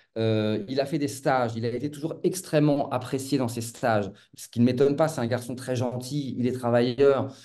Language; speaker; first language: French; native; French